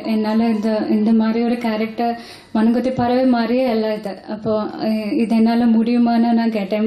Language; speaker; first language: Tamil; non-native, local second language; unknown